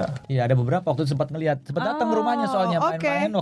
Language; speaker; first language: Indonesian; native; Indonesian